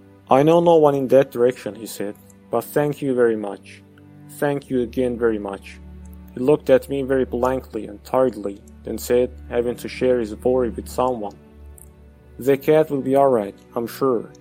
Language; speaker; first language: English; non-native, fluent; Azerbaijani